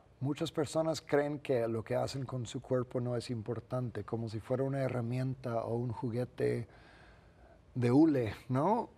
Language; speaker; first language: Spanish; non-native, fluent; English